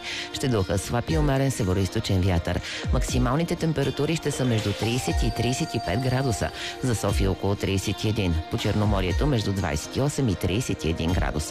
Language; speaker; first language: Bulgarian; native; Bulgarian